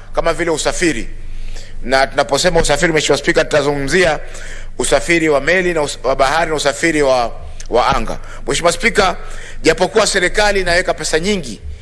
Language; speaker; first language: Swahili; native; Swahili